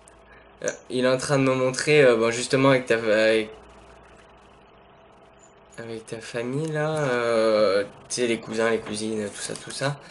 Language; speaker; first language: French; native; French